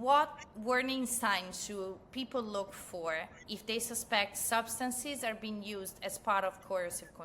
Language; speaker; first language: English; non-native, fluent; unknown